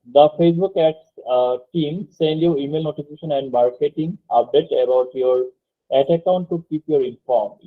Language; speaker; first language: English; non-native, local second language; Bangla